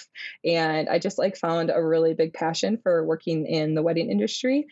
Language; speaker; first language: English; native; English